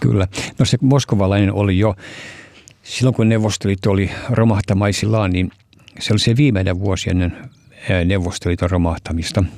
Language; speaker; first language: Finnish; early bilingual, heritage; Finnish